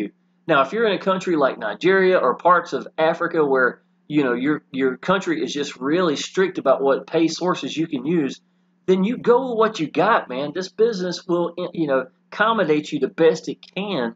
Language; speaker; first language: English; native; English